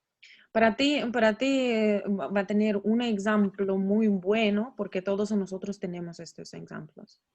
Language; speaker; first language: Spanish; non-native, learner; Russian